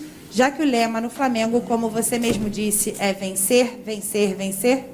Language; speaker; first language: Portuguese; native; Portuguese